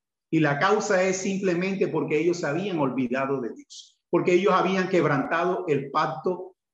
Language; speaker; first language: Spanish; native; Spanish